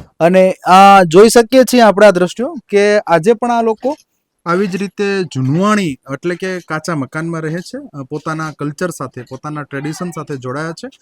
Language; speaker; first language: Gujarati; native; Gujarati